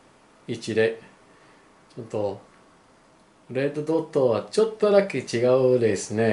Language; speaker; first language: Japanese; non-native, learner; English